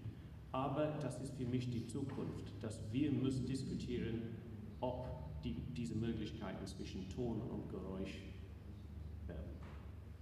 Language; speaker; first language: German; non-native, learner; English